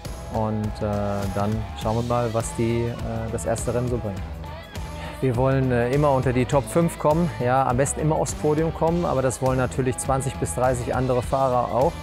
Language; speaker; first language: German; native; German